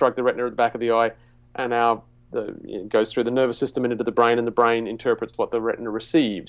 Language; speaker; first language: English; native; English